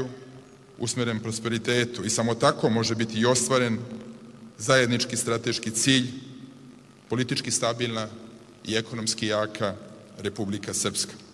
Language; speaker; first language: Serbian; native; Serbian